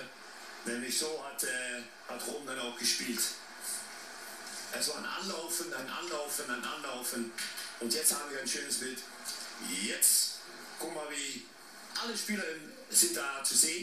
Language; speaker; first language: German; native; German